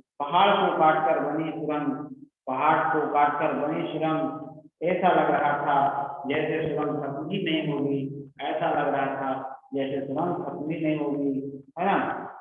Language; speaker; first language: Hindi; native; Hindi